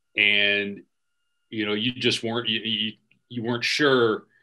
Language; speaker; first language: English; native; English